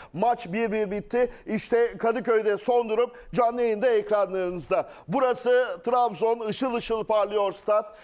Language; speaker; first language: Turkish; native; Turkish